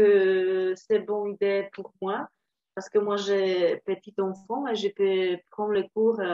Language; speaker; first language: French; non-native, learner; Polish